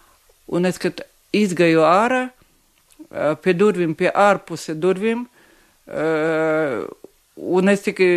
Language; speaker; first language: Latvian; non-native, local second language; Russian